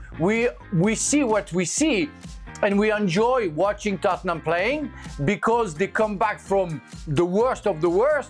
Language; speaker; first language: English; non-native, fluent; French